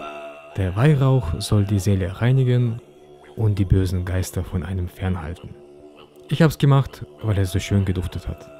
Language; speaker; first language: German; native; German